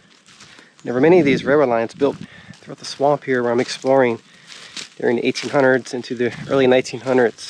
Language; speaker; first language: English; native; English